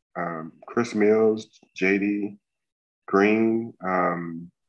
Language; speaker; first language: English; native; English